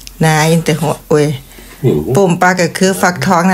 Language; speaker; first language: English; non-native, learner; Thai